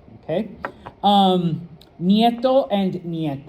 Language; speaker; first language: Spanish; non-native, fluent; English